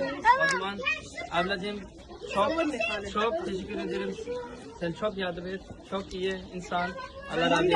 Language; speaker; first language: Turkish; non-native, learner; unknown